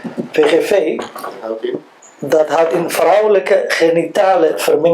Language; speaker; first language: Dutch; non-native, local second language; Somali